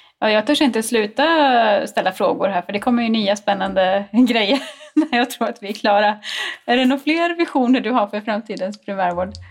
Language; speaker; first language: Swedish; native; Swedish